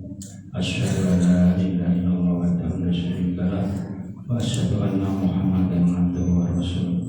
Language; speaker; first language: Indonesian; native; Indonesian